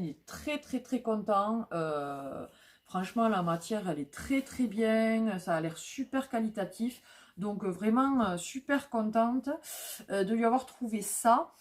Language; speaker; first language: French; native; French